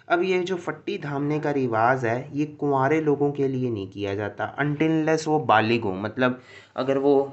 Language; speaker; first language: Hindi; non-native, local second language; Sindhi